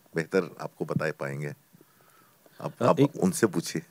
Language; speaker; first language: Hindi; native; Hindi